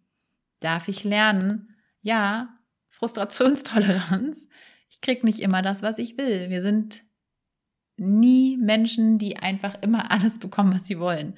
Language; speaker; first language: German; native; German